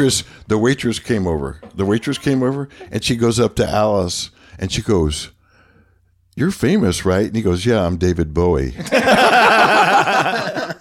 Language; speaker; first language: English; native; English